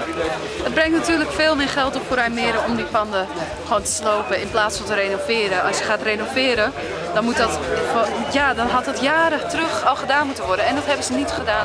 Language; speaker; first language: Dutch; native; Dutch